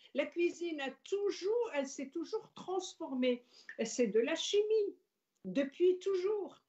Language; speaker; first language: French; non-native, local second language; Arabic